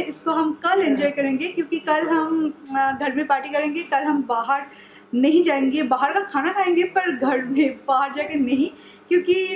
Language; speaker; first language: Hindi; non-native, local second language; Bangla